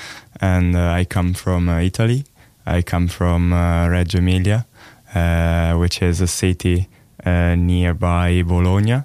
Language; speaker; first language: English; non-native, learner; Italian